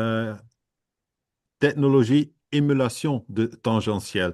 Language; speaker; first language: French; non-native, fluent; Dutch